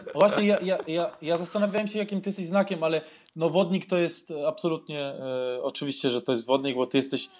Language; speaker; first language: Polish; non-native, fluent; German